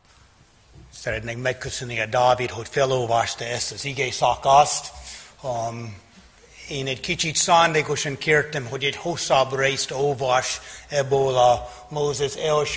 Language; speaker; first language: Hungarian; non-native, fluent; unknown